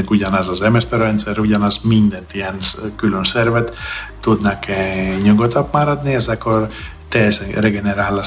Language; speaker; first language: Hungarian; non-native, fluent; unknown